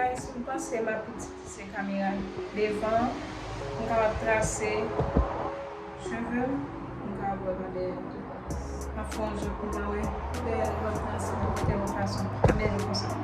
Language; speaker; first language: French; non-native, learner; Haitian Creole